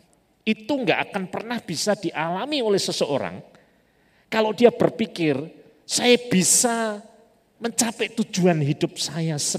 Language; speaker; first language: Indonesian; native; Indonesian